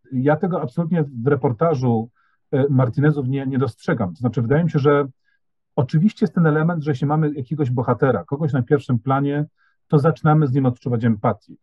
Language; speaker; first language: Polish; native; Polish